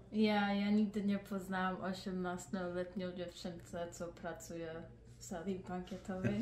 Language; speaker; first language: Polish; early bilingual, heritage; Polish